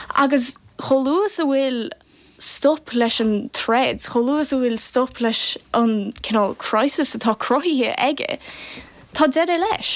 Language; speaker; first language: Irish; native; Irish